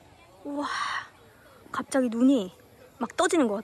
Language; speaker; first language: Korean; native; Korean